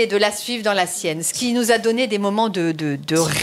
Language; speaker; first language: French; native; French